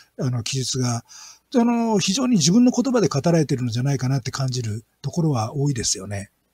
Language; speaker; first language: Japanese; native; Japanese